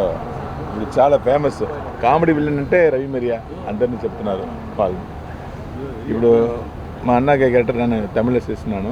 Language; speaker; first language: Telugu; non-native, learner; Tamil